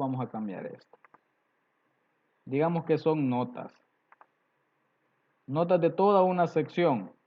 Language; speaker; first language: Spanish; native; Spanish